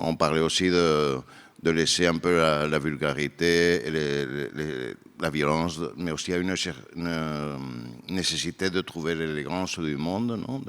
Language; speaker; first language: French; non-native, fluent; Spanish